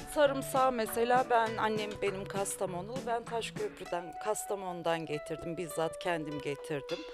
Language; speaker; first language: Turkish; native; Turkish